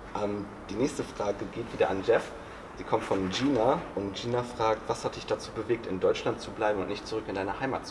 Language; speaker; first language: German; native; German